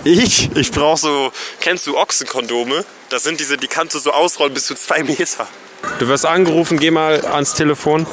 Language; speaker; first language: German; native; German